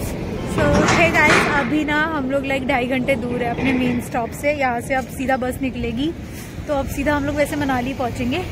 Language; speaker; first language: Hindi; native; Hindi